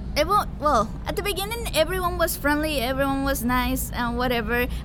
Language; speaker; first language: English; early bilingual, other home language; Spanish